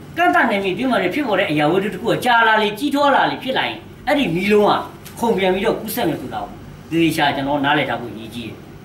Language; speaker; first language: Burmese; non-native, local second language; S'gaw Karen